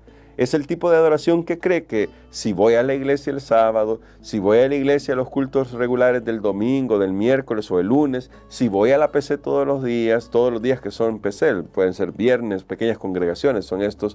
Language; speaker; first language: Spanish; native; Spanish